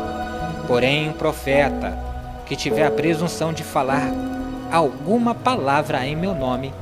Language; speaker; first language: Portuguese; native; Portuguese